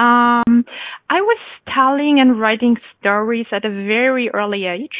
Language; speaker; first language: English; non-native, fluent; German